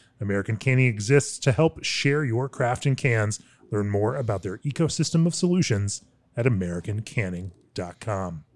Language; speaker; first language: English; native; English